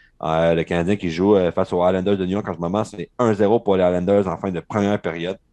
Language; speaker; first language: French; native; French